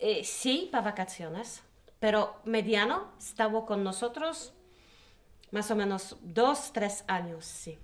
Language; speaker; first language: Spanish; non-native, learner; Polish